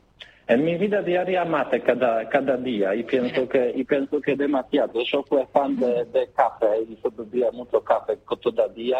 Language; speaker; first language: Spanish; non-native, learner; Polish